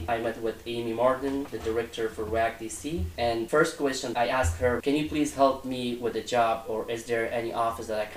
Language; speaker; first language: English; non-native, fluent; Persian